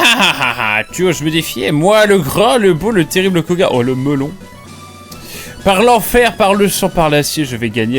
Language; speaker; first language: French; native; French